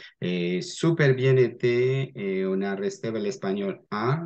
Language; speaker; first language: French; non-native, fluent; Spanish